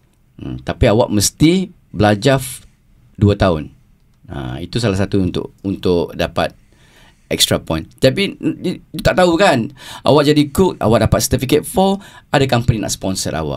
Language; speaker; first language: Malay; native; Malay